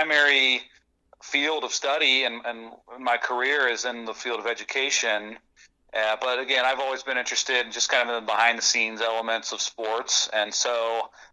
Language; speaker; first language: English; native; English